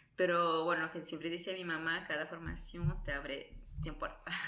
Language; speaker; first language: Spanish; early bilingual, other home language; Italian